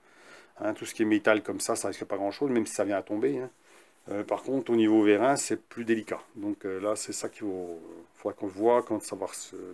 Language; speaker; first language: French; native; French